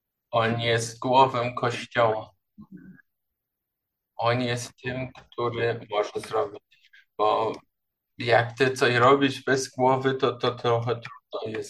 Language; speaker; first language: Polish; non-native, learner; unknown